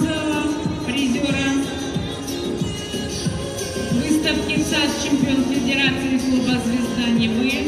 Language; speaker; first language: Russian; native; Russian